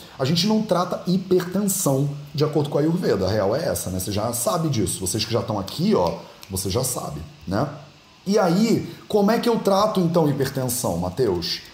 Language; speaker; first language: Portuguese; native; Portuguese